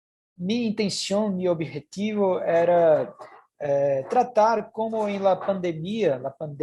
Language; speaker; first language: Spanish; non-native, fluent; Portuguese